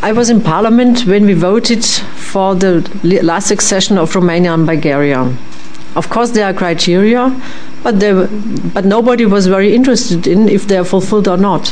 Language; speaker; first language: English; non-native, fluent; French